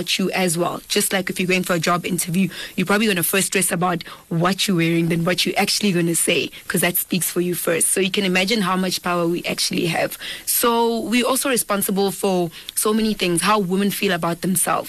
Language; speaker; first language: English; non-native, local second language; Northern Sotho